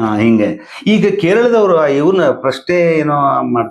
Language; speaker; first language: Kannada; native; Kannada